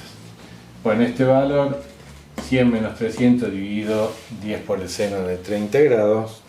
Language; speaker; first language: Spanish; native; Spanish